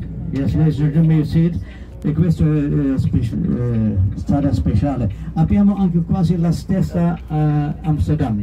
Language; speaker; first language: Italian; non-native, fluent; German